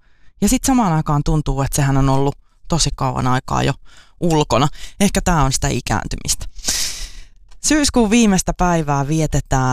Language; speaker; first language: Finnish; native; Finnish